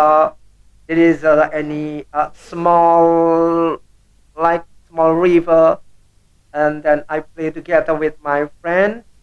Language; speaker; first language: English; non-native, learner; Indonesian